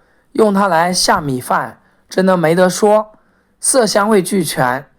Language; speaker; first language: Chinese; native; Chinese